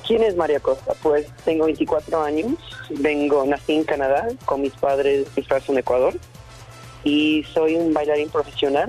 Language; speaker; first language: Spanish; early bilingual, heritage; Spanish